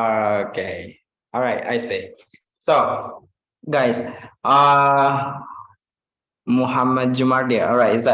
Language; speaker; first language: English; non-native, fluent; Indonesian